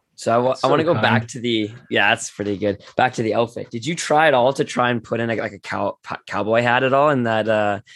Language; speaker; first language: English; native; English